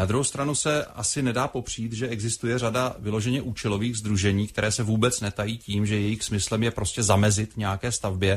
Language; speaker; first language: Czech; native; Czech